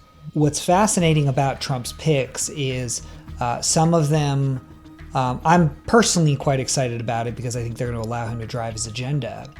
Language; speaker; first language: English; native; English